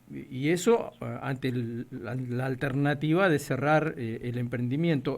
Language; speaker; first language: Spanish; native; Spanish